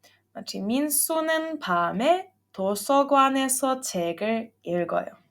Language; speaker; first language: Korean; non-native, fluent; Serbian